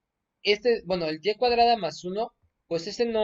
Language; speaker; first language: Spanish; native; Spanish